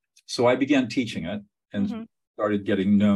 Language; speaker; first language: English; native; English